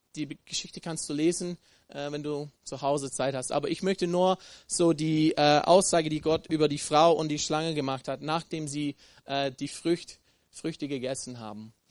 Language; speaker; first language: German; non-native, fluent; English